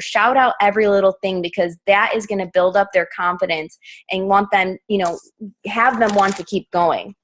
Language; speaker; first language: English; native; English